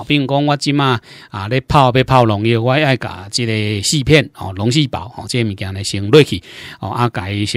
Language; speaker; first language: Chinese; non-native, local second language; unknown